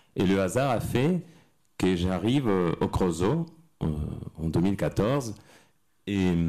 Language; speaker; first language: French; non-native, fluent; Spanish